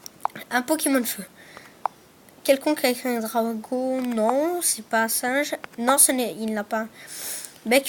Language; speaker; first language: French; native; French